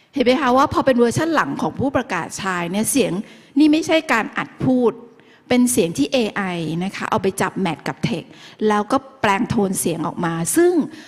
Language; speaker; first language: Thai; native; Thai